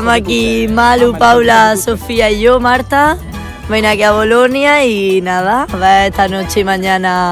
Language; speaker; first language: Spanish; native; Spanish